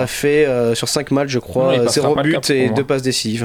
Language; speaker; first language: French; native; French